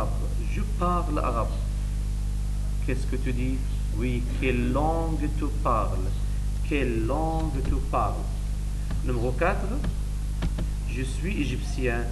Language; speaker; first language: French; non-native, learner; Arabic